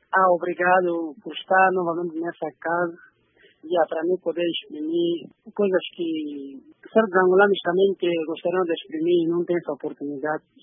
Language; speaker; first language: Portuguese; native; Portuguese